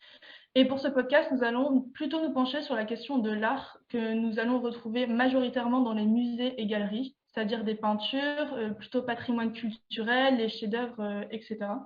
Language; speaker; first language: French; native; French